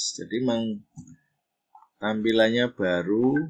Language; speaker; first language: Indonesian; native; Indonesian